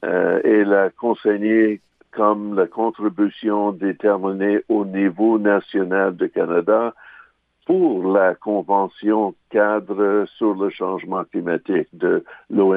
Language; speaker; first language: French; non-native, local second language; English